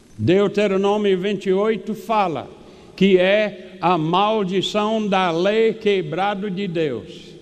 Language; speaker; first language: Portuguese; non-native, fluent; English